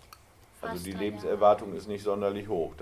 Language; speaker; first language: German; native; German